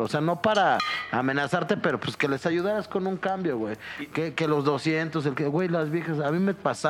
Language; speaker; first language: Spanish; native; Spanish